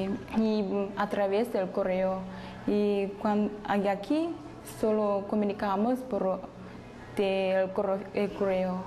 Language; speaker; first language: Spanish; non-native, learner; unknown